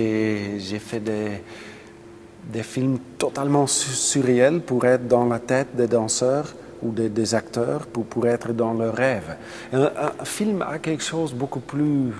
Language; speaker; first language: French; non-native, local second language; Dutch